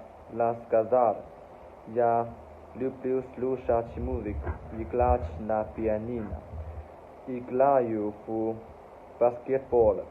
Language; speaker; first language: Russian; non-native, learner; Chinese